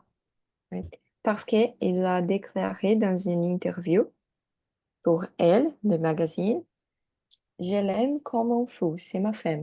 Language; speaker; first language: French; non-native, learner; Portuguese